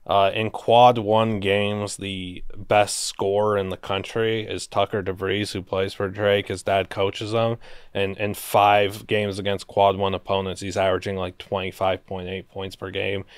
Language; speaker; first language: English; native; English